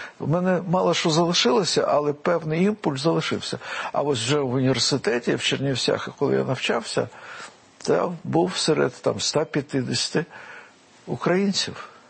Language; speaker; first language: Ukrainian; non-native, local second language; Russian